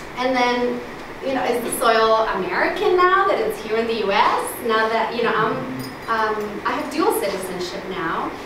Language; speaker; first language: English; early bilingual, other home language; Spanish